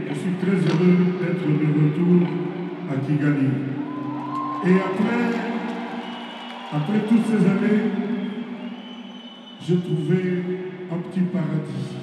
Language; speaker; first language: French; non-native, local second language; Lingala